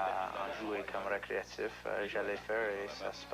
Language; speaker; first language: French; non-native, local second language; English